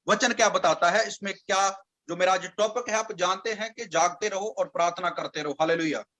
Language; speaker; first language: Hindi; non-native, local second language; Punjabi